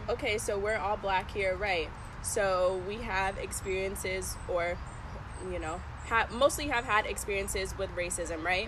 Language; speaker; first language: English; native; English